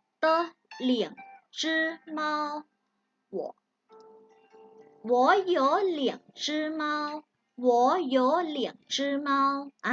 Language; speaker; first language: Chinese; non-native, fluent; Thai